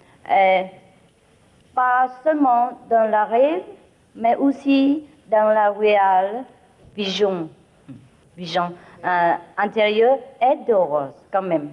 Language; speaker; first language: French; non-native, fluent; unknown